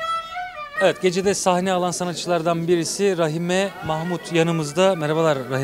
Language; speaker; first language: Turkish; native; Turkish